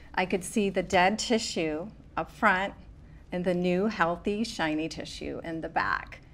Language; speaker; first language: English; native; English